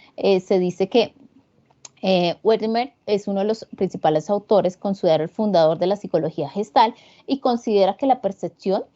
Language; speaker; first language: Spanish; native; Spanish